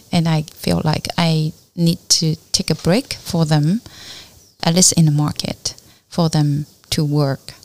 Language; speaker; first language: English; non-native, learner; Chinese